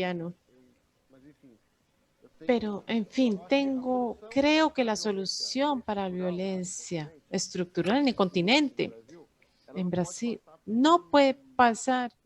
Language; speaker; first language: Spanish; non-native, fluent; Portuguese